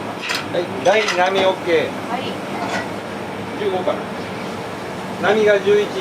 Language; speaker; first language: Japanese; native; Japanese